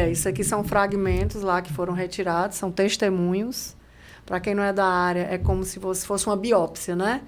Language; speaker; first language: Portuguese; native; Portuguese